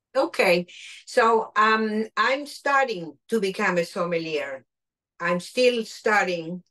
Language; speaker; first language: English; non-native, fluent; Spanish